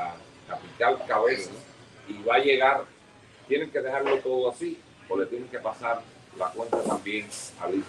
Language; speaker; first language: Spanish; native; Spanish